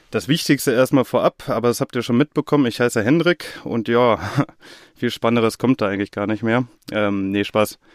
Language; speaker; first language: German; native; German